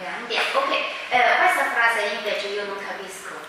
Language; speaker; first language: Italian; non-native, learner; Chinese